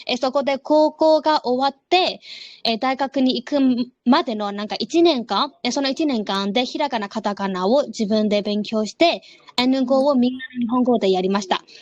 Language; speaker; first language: Japanese; non-native, fluent; Burmese